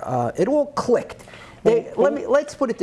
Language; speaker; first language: English; native; English